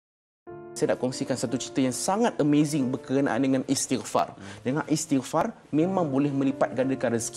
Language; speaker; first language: Malay; native; Malay